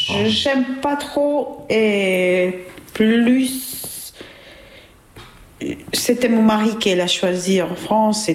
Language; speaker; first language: French; non-native, learner; Albanian